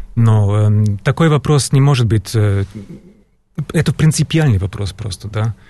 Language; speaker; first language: Russian; non-native, fluent; German